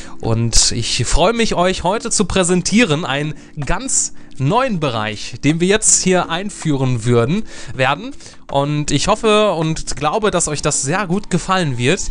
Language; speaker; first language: German; native; German